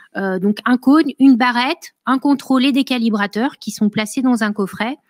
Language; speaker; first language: French; native; French